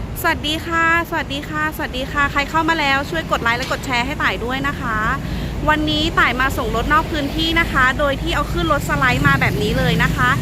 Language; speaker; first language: Thai; native; Thai